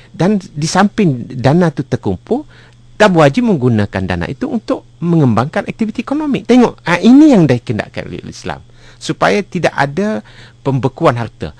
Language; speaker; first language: Malay; native; Malay